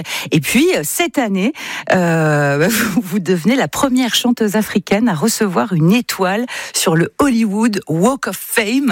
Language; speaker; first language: French; native; French